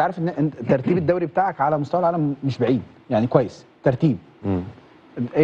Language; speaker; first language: Arabic; native; Arabic